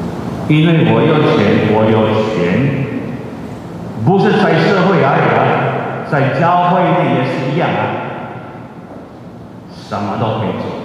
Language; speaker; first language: Chinese; non-native, fluent; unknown